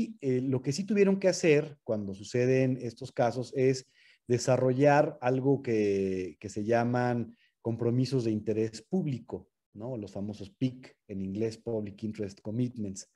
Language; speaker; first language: Spanish; native; Spanish